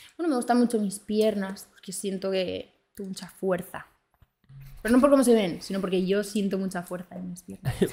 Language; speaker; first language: Spanish; early bilingual, other home language; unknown